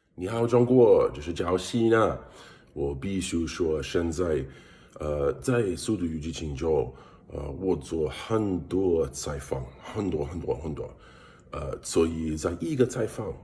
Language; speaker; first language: Chinese; non-native, learner; English